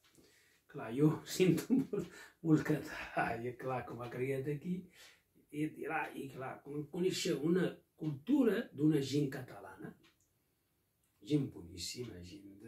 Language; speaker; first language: Catalan; non-native, local second language; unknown